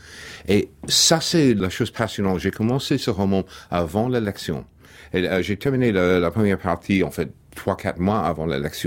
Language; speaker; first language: French; non-native, fluent; English